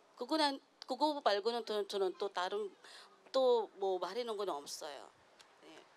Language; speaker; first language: Korean; non-native, fluent; Filipino